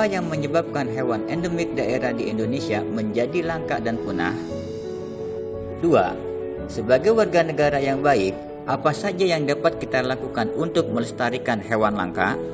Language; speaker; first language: Indonesian; native; Indonesian